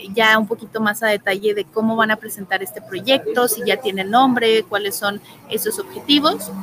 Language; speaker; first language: Spanish; native; Spanish